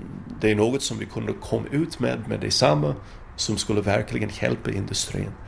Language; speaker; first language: Swedish; non-native, fluent; English